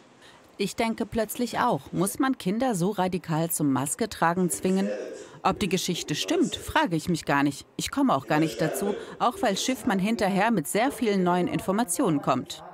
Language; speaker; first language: German; native; German